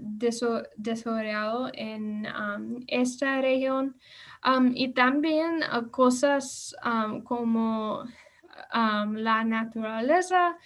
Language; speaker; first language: Spanish; non-native, learner; English